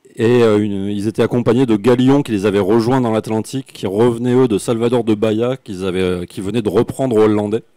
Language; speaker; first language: French; native; French